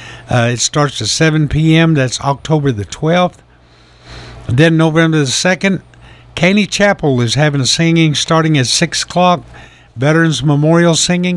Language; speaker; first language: English; native; English